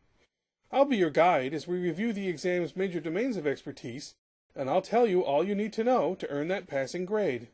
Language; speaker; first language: English; native; English